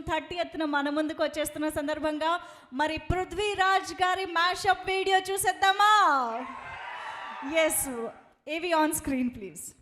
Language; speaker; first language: Telugu; native; Telugu